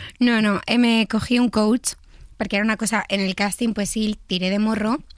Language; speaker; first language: Spanish; native; Spanish